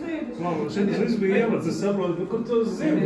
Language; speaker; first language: Latvian; native; Latvian